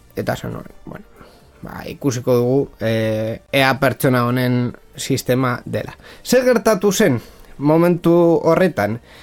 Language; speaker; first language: Basque; non-native, local second language; Spanish